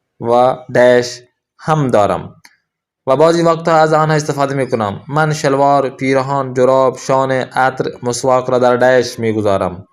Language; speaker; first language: Persian; non-native, fluent; Urdu